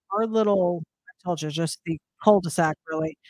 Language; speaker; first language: English; native; English